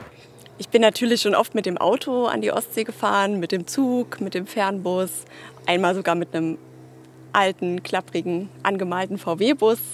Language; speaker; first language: German; native; German